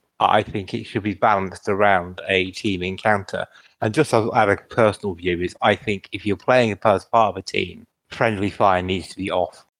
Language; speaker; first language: English; native; English